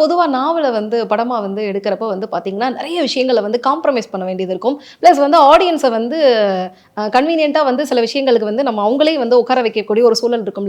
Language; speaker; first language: Tamil; native; Tamil